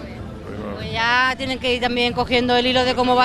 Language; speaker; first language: Spanish; native; Spanish